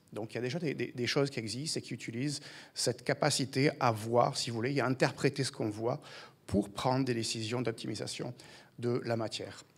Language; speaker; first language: French; native; French